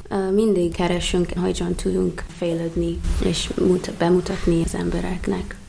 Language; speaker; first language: Hungarian; non-native, fluent; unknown